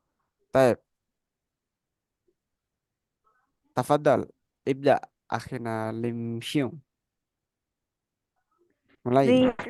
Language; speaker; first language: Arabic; non-native, fluent; Indonesian